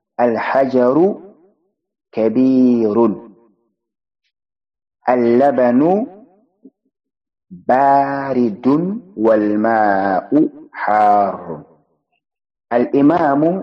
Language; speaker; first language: Arabic; non-native, fluent; Fula